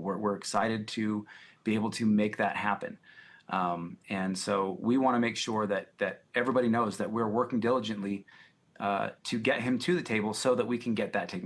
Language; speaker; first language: English; native; English